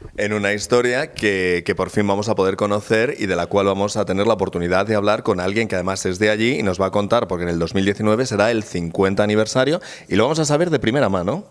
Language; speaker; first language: Spanish; native; Spanish